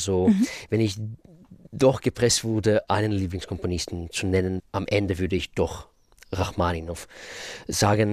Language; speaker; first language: German; non-native, fluent; Russian